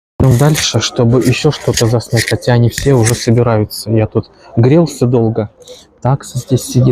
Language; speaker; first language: Russian; native; Russian